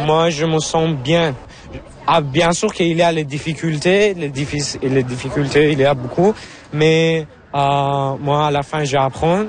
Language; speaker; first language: French; non-native, learner; Persian